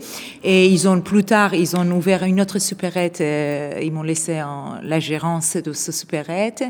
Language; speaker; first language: French; non-native, fluent; Persian